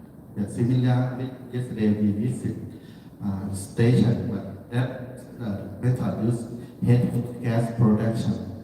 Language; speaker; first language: English; non-native, learner; Thai